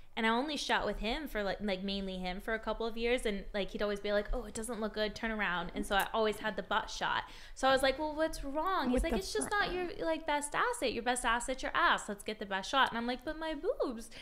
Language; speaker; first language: English; native; English